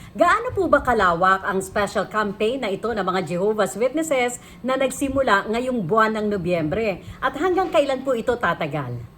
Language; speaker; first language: Filipino; native; Filipino